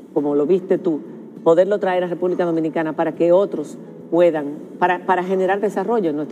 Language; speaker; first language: Spanish; native; Spanish